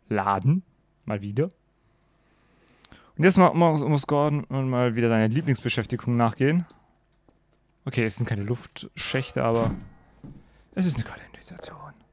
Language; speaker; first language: German; native; German